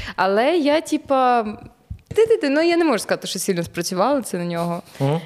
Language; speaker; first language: Ukrainian; non-native, local second language; Russian